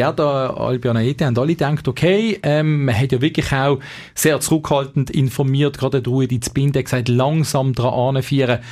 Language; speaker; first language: German; native; German